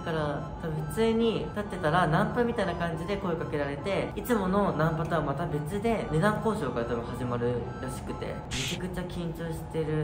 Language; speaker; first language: Japanese; native; Japanese